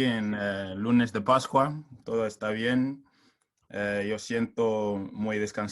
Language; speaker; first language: Spanish; non-native, learner; English